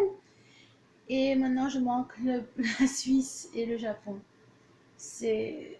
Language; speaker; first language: French; early bilingual, other home language; Portuguese